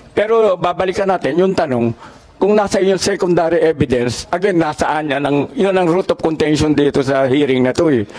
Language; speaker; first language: Filipino; native; Filipino